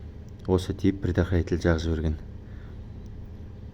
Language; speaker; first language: Kazakh; native; Kazakh